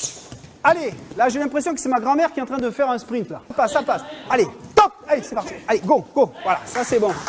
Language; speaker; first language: French; native; French